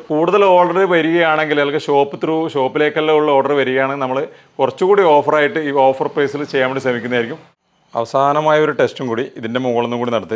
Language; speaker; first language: Malayalam; native; Malayalam